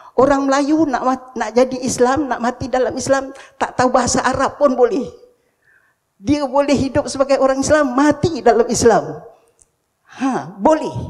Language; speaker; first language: Malay; native; Malay